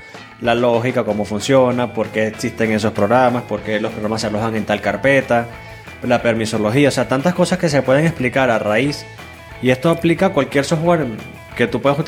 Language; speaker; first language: Spanish; native; Spanish